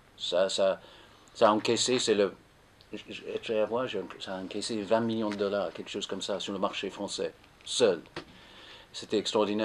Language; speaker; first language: French; non-native, fluent; English